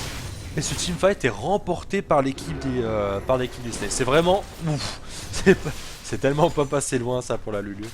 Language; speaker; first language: French; native; French